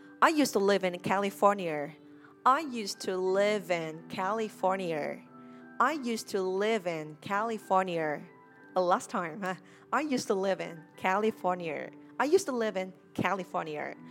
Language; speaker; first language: English; non-native, fluent; Vietnamese